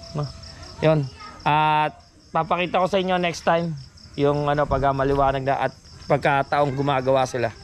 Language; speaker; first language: Filipino; native; Filipino